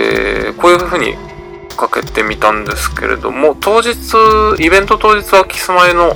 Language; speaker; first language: Japanese; native; Japanese